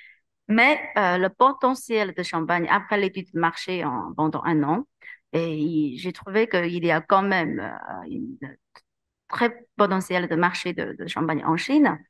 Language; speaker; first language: French; non-native, learner; Chinese